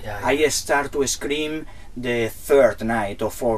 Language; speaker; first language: English; non-native, learner; Spanish